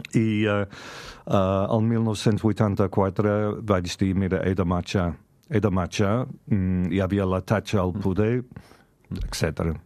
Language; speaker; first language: Catalan; non-native, fluent; English